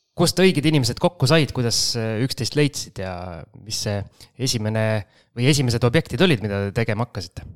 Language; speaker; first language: Estonian; native; Estonian